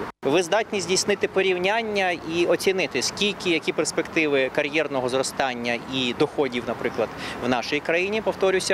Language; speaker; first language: Ukrainian; native; Ukrainian